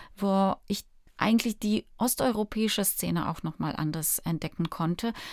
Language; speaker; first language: German; early bilingual, other home language; Polish